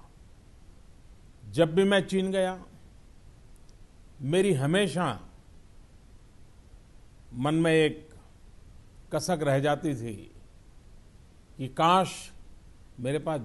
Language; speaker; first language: Hindi; non-native, local second language; Gujarati